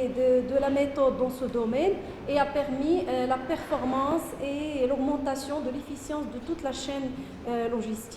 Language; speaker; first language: French; non-native, local second language; Arabic